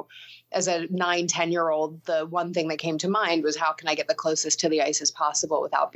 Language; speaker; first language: English; native; English